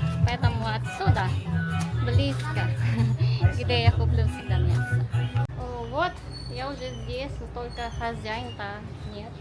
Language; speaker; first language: Russian; non-native, learner; Filipino